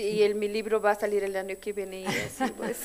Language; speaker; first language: Spanish; non-native, fluent; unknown